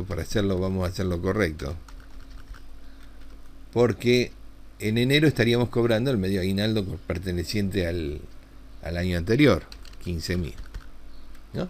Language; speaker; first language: Spanish; native; Spanish